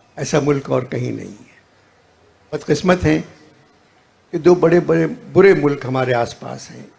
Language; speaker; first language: Urdu; native; Urdu